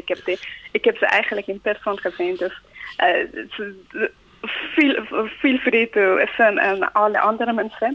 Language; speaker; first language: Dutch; non-native, learner; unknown